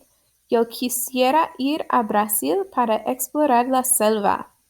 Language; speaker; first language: Spanish; non-native, fluent; English